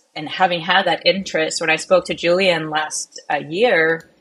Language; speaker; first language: English; non-native, fluent; Swedish